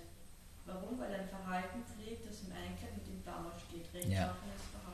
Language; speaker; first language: German; native; German